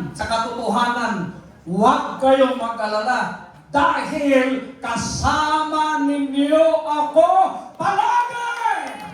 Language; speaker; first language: Filipino; non-native, local second language; Cebuano